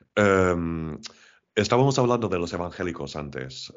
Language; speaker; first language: Spanish; non-native, fluent; English